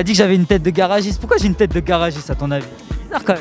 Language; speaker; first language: French; native; French